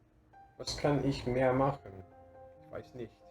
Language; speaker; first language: German; non-native, learner; English